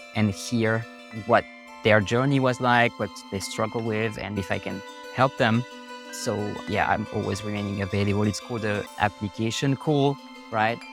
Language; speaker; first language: English; non-native, fluent; French